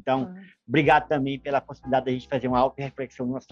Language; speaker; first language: Portuguese; native; Portuguese